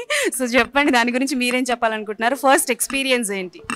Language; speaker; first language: Telugu; native; Telugu